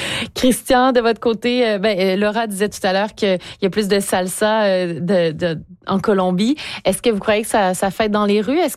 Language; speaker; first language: French; native; French